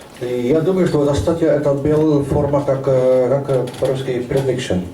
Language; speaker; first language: Russian; non-native, learner; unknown